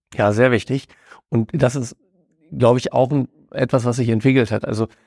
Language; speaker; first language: German; native; German